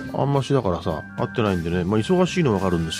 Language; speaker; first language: Japanese; native; Japanese